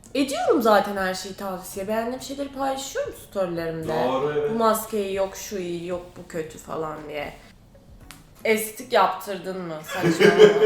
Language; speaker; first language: Turkish; native; Turkish